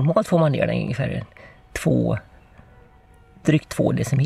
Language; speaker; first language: Swedish; native; Swedish